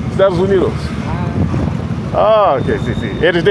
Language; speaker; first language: Spanish; non-native, learner; English